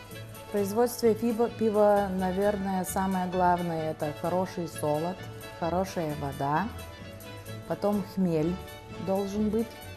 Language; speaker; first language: Russian; non-native, local second language; Lithuanian